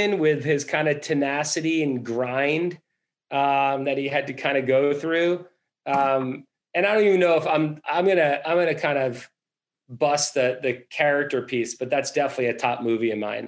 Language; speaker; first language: English; native; English